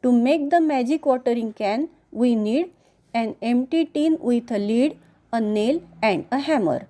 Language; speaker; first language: English; non-native, local second language; Marathi